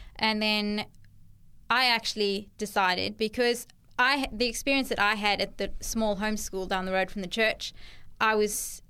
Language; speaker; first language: English; native; English